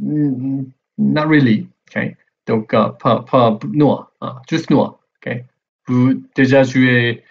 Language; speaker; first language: French; non-native, learner; Korean